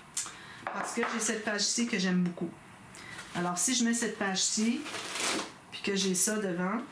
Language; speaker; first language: French; native; French